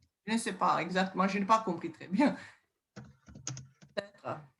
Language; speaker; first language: French; non-native, fluent; Romanian